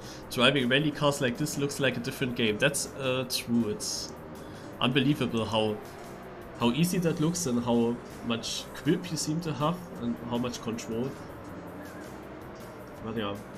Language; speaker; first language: English; non-native, fluent; German